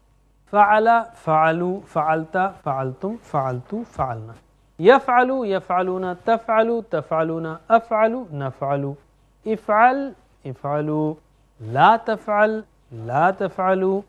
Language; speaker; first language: Arabic; non-native, fluent; Urdu